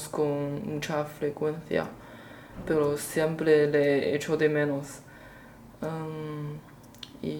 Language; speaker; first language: Spanish; non-native, learner; Chinese